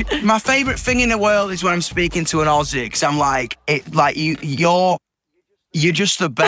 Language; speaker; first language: English; native; English